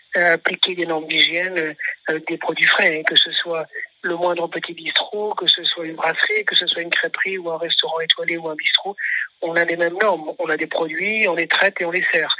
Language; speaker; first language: French; native; French